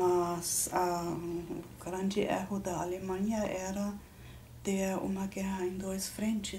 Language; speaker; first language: Portuguese; non-native, fluent; German